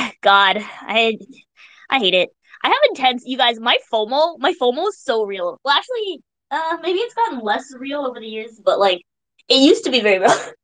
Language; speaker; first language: English; native; English